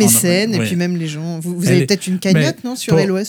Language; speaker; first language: French; native; French